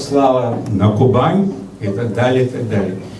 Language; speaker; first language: Russian; early bilingual, heritage; Russian